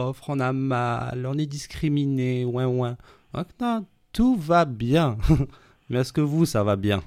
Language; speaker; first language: French; native; French